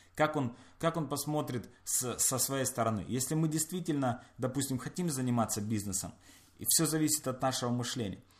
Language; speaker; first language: Russian; native; Russian